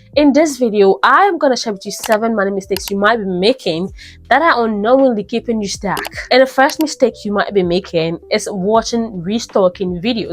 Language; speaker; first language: English; native; English